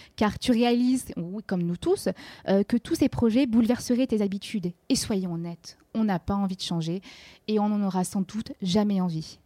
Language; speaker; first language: French; native; French